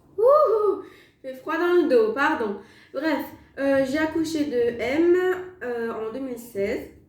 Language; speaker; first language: French; native; French